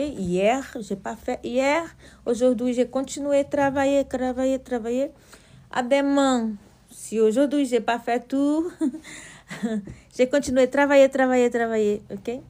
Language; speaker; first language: French; non-native, learner; Portuguese